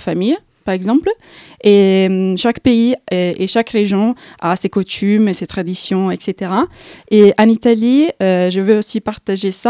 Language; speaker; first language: French; non-native, fluent; Italian